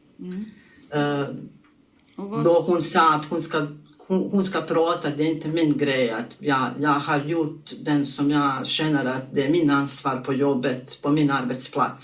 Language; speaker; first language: Swedish; non-native, learner; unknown